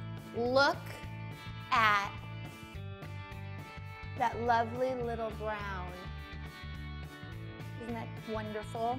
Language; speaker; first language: English; native; English